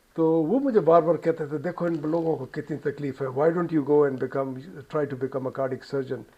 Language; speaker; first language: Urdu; non-native, local second language; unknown